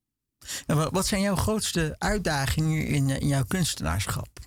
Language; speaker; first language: Dutch; native; Dutch